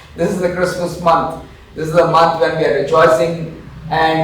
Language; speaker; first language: English; non-native, local second language; Kannada